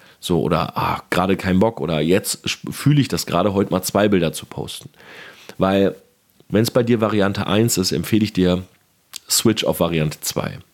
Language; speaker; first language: German; native; German